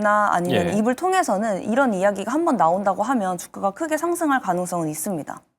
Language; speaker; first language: Korean; native; Korean